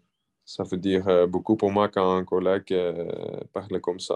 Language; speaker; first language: French; non-native, local second language; Dutch